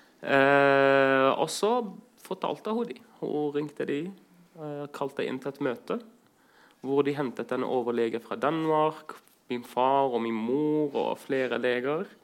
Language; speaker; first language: Norwegian; non-native, fluent; Arabic